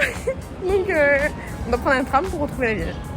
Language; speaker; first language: French; native; French